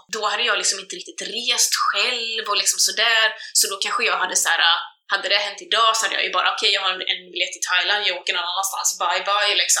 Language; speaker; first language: Swedish; native; Swedish